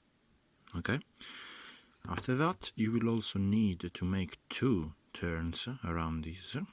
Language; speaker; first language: English; non-native, fluent; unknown